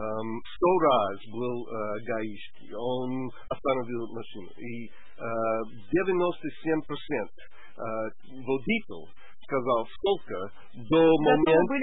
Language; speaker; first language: Russian; non-native, learner; English